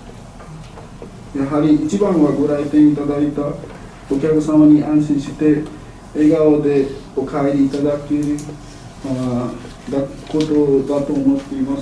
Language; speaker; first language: Japanese; non-native, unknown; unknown